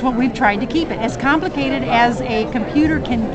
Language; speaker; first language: English; native; English